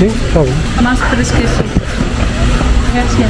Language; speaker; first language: Spanish; non-native, fluent; Italian